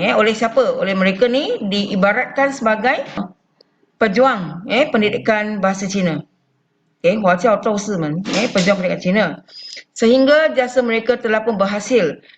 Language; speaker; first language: Malay; non-native, local second language; Chinese